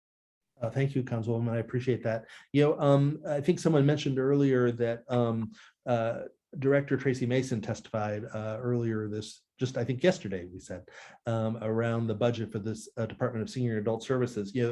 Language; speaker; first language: English; native; English